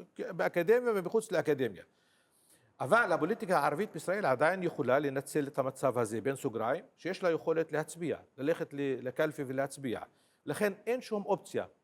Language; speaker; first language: Hebrew; non-native, local second language; Arabic